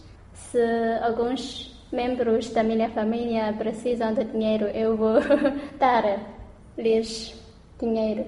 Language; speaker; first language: Portuguese; non-native, learner; Chinese